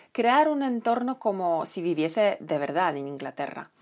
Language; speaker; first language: Spanish; non-native, fluent; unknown